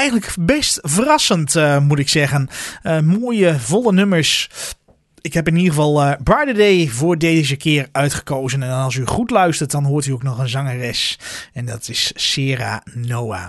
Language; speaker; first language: Dutch; native; Dutch